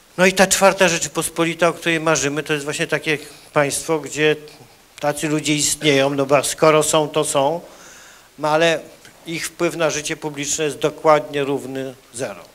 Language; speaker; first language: Polish; native; Polish